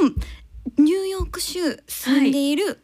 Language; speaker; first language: Japanese; non-native, learner; English